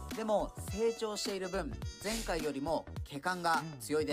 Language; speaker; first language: Japanese; native; Japanese